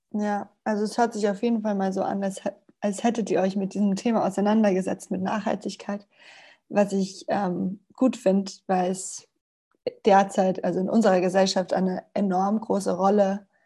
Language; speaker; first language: German; non-native, fluent; Spanish